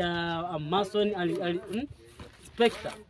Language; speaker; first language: English; non-native, learner; Swahili